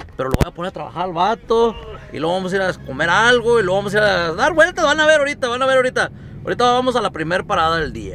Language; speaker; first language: Spanish; early bilingual, heritage; Spanish